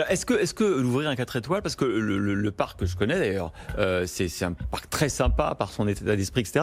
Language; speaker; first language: French; native; French